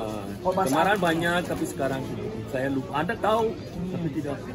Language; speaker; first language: Indonesian; non-native, learner; Hindi